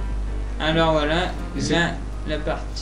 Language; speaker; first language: French; native; French